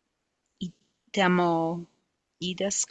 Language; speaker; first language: Japanese; non-native, learner; English